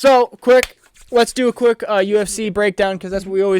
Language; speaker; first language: English; native; English